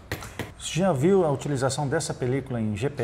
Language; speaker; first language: Portuguese; native; Portuguese